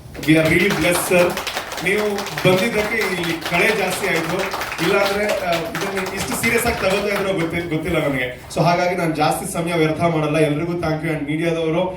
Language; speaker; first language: Kannada; non-native, local second language; Tulu